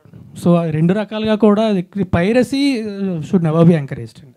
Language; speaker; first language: Telugu; native; Telugu